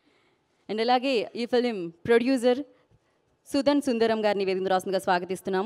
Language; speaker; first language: Telugu; native; Telugu